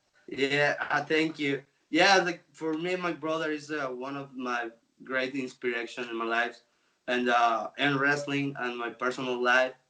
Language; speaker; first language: English; non-native, local second language; Spanish